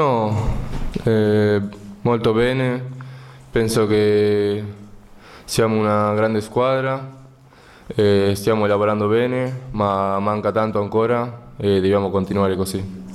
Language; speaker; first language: Italian; non-native, learner; Spanish